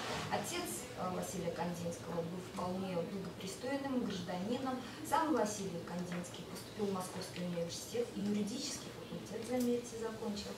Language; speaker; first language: Russian; native; Russian